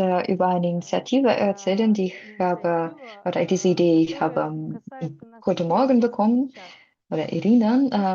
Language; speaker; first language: German; non-native, learner; Russian